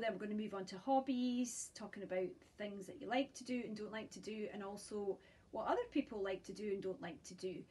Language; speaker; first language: English; native; English